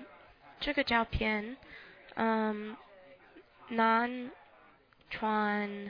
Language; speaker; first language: Chinese; non-native, learner; English